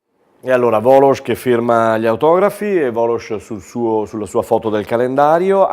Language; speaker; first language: Italian; native; Italian